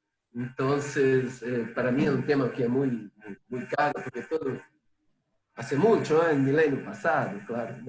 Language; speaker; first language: Spanish; non-native, fluent; Portuguese